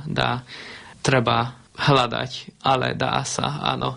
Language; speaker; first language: Slovak; non-native, local second language; Hungarian